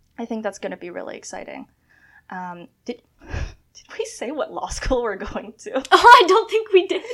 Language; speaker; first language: English; early bilingual, other home language; Chinese